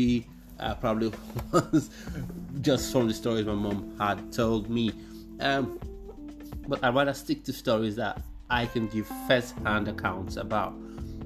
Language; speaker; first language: English; non-native, local second language; Igbo